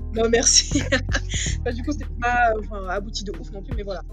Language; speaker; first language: French; non-native, local second language; Wolof